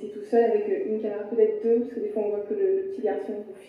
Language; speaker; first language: French; native; French